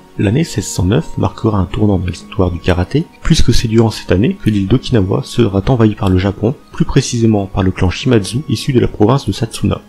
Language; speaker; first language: French; native; French